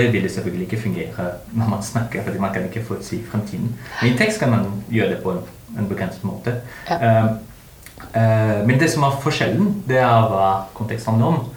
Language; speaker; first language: Norwegian; non-native, fluent; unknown